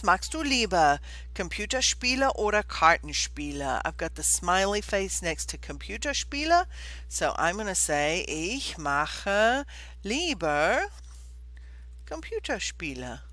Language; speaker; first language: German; non-native, fluent; English